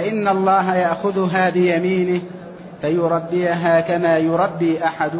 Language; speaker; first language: Arabic; native; Arabic